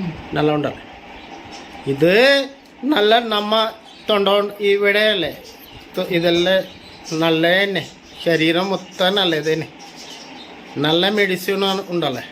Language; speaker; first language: Malayalam; non-native, learner; Hindi